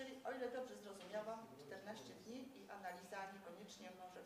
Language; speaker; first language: Polish; native; Polish